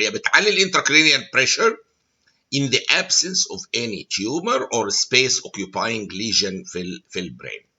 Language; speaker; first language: Arabic; native; Arabic